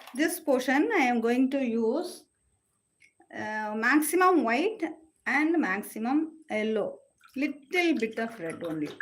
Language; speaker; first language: English; non-native, local second language; Tamil